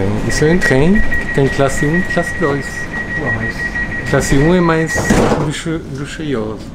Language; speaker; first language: Portuguese; non-native, fluent; German